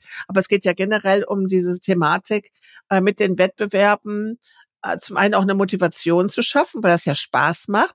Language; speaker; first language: German; native; German